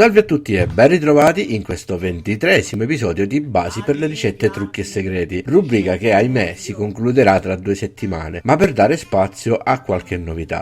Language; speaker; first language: Italian; native; Italian